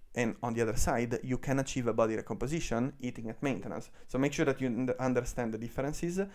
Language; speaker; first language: English; non-native, fluent; Italian